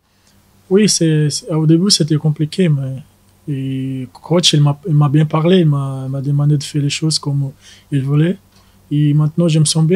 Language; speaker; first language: French; non-native, learner; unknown